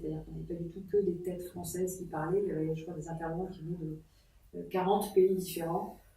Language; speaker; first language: French; native; French